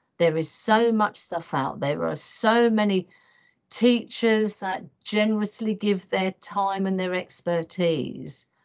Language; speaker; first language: English; native; English